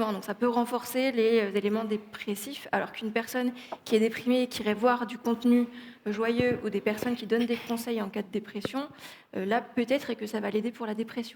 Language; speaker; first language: French; native; French